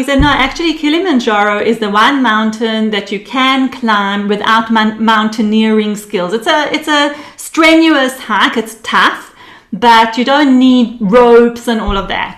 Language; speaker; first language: English; early bilingual, other home language; Hebrew